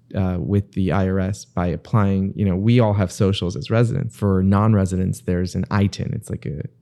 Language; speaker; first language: English; native; English